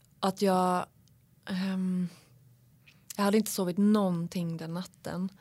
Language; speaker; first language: Swedish; native; Swedish